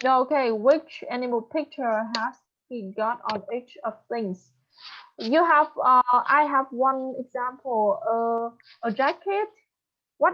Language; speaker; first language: English; non-native, fluent; Vietnamese